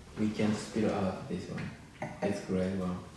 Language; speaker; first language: English; non-native, learner; Japanese